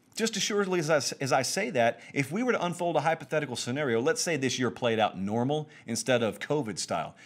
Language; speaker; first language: English; native; English